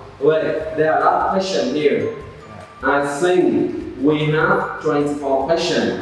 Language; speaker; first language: English; non-native, learner; Vietnamese